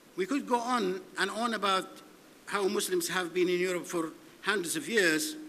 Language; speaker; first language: English; non-native, fluent; Arabic